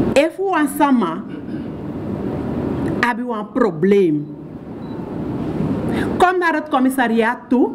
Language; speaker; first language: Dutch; non-native, local second language; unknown